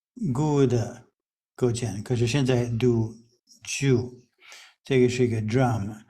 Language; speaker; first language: Chinese; non-native, fluent; English